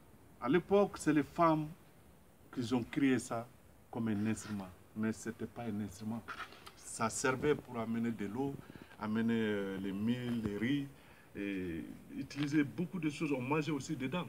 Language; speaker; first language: French; non-native, local second language; Bambara